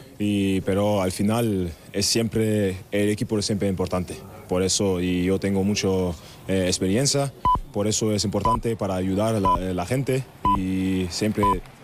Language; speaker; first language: Spanish; non-native, learner; German